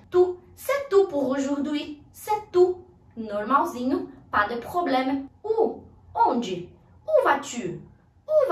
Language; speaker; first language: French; non-native, fluent; Portuguese